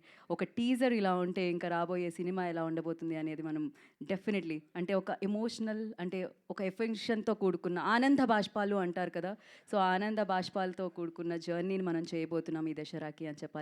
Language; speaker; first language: Telugu; native; Telugu